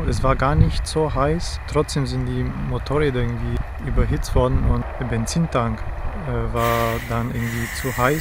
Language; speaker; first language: German; non-native, fluent; Romanian